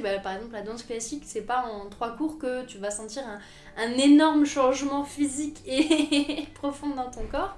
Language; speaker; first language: French; native; French